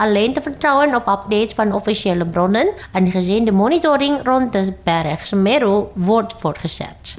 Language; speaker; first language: Dutch; non-native, fluent; Indonesian